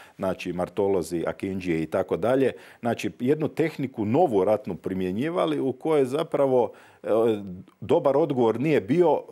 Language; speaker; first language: Croatian; native; Croatian